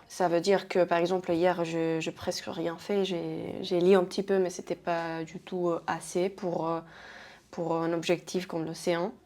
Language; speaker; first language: French; non-native, fluent; Spanish